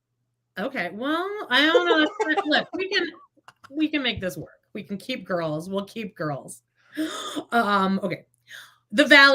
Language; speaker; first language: English; native; English